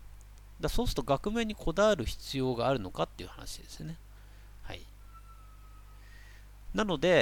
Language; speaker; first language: Japanese; native; Japanese